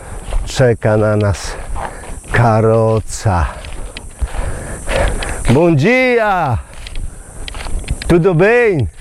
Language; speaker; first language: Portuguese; non-native, learner; Polish